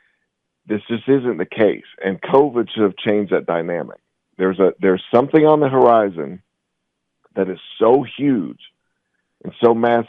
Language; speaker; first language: English; native; English